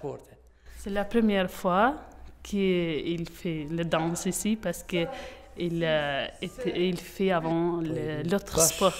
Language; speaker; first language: French; non-native, learner; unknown